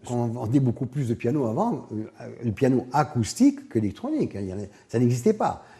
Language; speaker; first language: French; native; French